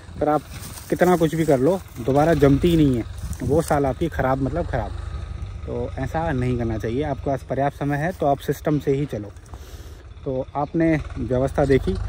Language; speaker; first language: Hindi; native; Hindi